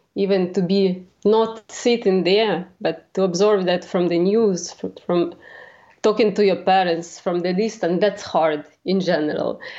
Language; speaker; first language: English; non-native, fluent; Ukrainian